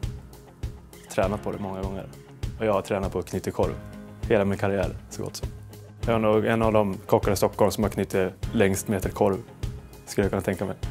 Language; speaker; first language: Swedish; native; Swedish